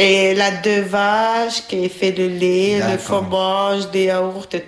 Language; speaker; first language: French; non-native, learner; Albanian